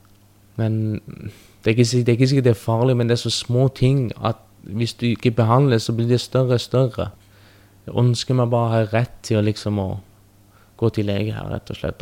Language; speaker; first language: Norwegian; early bilingual, other home language; Persian